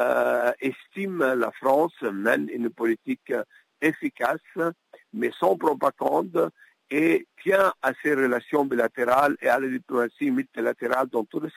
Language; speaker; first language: French; non-native, local second language; Arabic